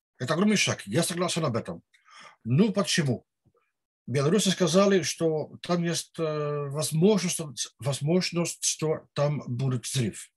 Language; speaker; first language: Russian; non-native, learner; Dutch